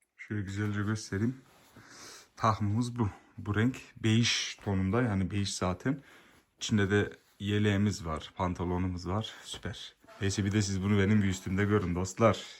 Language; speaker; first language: Turkish; early bilingual, heritage; Turkish